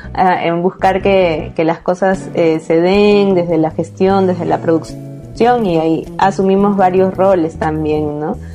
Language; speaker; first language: Spanish; native; Spanish